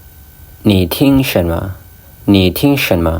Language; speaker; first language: Chinese; non-native, fluent; Lao